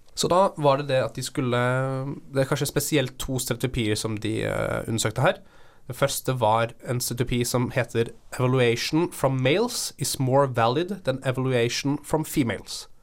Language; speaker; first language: Norwegian; native; Norwegian